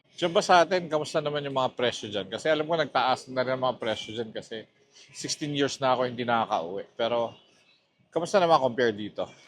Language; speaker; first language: Filipino; non-native, local second language; Hiligaynon